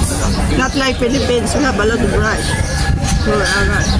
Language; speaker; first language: English; non-native, local second language; Filipino